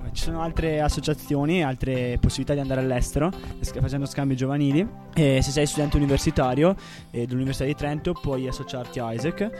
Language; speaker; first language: Italian; native; Italian